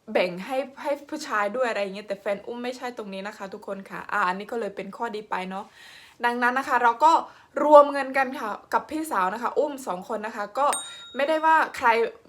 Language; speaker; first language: Thai; non-native, local second language; Khmer